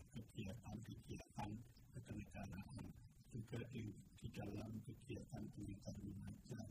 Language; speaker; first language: Indonesian; non-native, local second language; Javanese